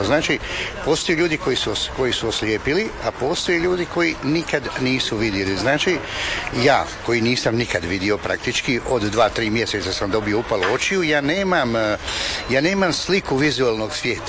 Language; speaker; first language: Serbian; native; Serbian